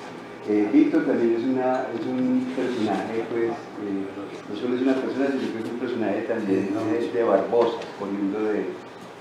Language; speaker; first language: Spanish; native; Spanish